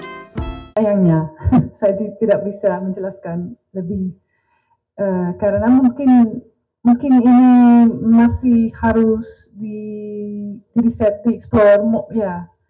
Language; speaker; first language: Indonesian; non-native, learner; Dutch